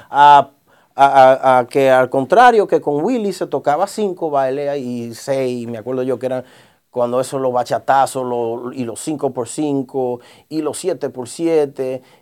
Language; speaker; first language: Spanish; early bilingual, heritage; Spanish